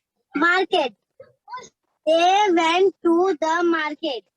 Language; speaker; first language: English; non-native, learner; Hindi